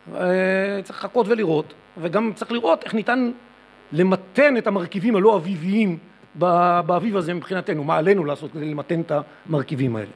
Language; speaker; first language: Hebrew; native; Hebrew